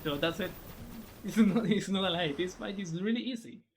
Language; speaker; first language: English; non-native, fluent; Spanish